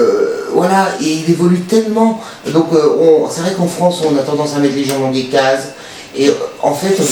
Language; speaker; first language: French; native; French